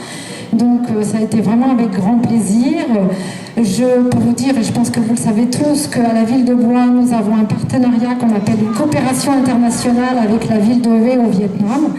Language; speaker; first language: French; native; French